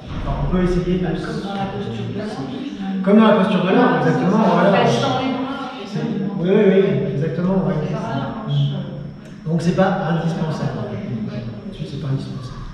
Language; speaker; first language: French; native; French